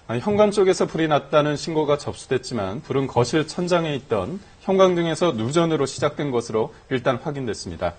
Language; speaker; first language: Korean; native; Korean